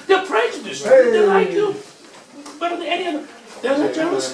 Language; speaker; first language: English; non-native, fluent; Korean